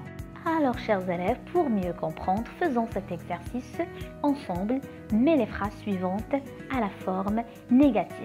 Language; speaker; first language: French; non-native, local second language; Arabic